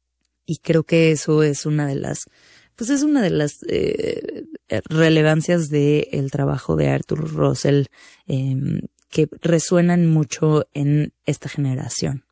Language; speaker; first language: Spanish; native; Spanish